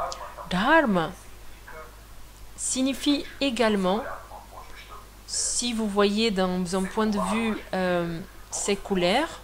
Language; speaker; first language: French; non-native, fluent; Portuguese